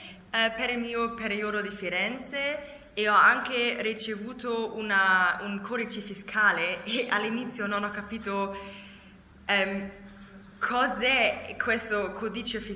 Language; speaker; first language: Italian; non-native, learner; German